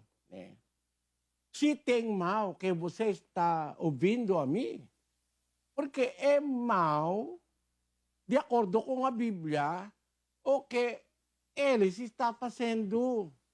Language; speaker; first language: Portuguese; non-native, learner; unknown